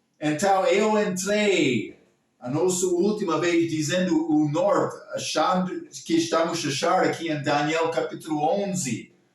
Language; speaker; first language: Portuguese; non-native, local second language; English